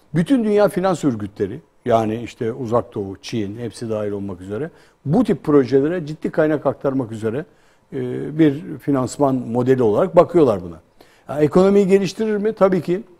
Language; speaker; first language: Turkish; native; Turkish